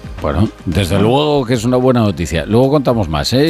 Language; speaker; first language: Spanish; native; Spanish